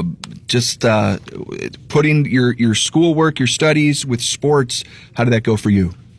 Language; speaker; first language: English; native; English